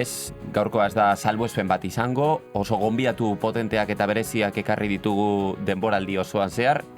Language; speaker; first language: Basque; native; Basque